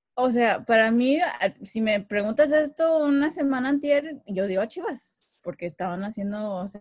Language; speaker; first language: Spanish; early bilingual, heritage; Spanish